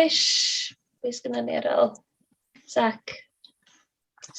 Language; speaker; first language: Welsh; native; Welsh